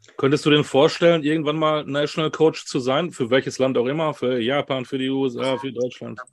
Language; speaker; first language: German; native; German